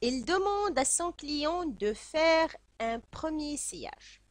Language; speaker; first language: French; non-native, local second language; Arabic